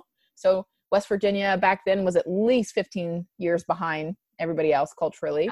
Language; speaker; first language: English; native; English